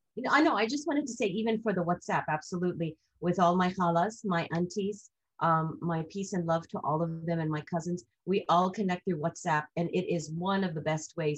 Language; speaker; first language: English; early bilingual, other home language; Hindi